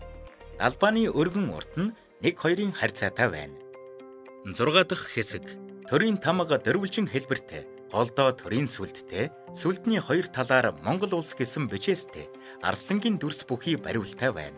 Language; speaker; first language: Mongolian; native; Mongolian